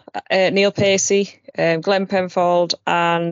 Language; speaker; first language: English; native; English